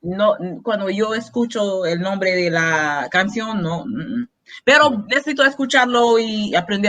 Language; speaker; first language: Spanish; non-native, fluent; English